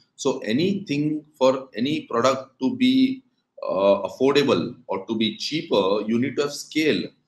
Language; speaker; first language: English; non-native, local second language; Konkani